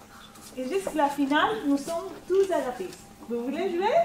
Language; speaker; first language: French; non-native, learner; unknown